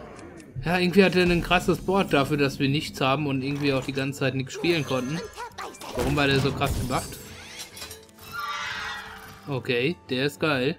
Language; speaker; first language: German; native; German